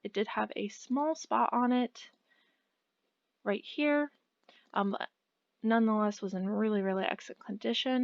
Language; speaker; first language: English; native; English